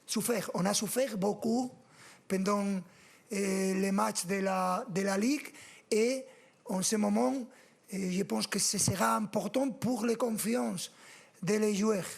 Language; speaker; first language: French; non-native, fluent; Spanish